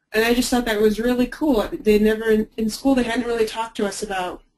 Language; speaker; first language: English; native; English